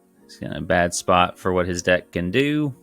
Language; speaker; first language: English; native; English